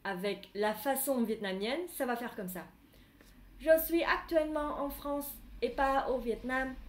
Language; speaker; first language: French; non-native, fluent; Vietnamese